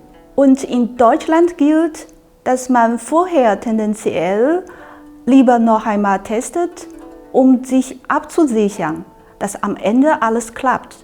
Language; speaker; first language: German; non-native, fluent; Chinese